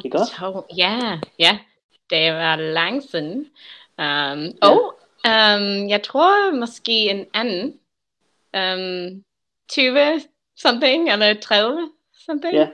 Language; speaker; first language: Danish; non-native, learner; English